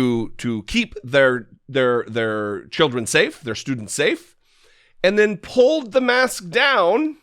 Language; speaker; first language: English; native; English